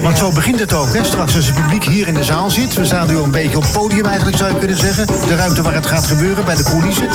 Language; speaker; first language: Dutch; native; Dutch